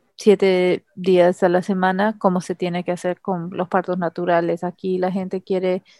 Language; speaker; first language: Spanish; early bilingual, heritage; Spanish